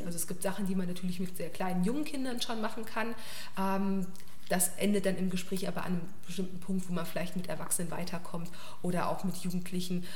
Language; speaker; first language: German; native; German